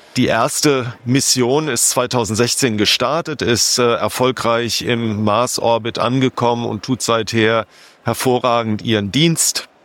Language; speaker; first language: German; native; German